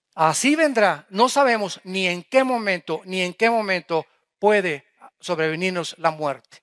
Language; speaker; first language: Spanish; native; Spanish